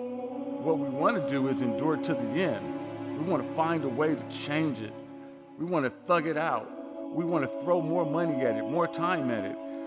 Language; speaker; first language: English; native; English